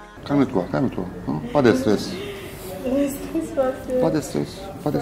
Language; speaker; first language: French; non-native, learner; Italian